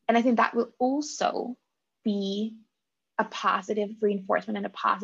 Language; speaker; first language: English; non-native, fluent; Russian